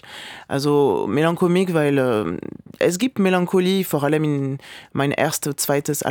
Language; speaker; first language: German; non-native, fluent; French